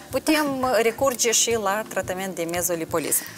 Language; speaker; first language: Romanian; non-native, local second language; Russian